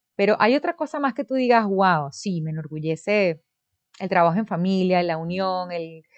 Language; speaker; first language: Spanish; native; Spanish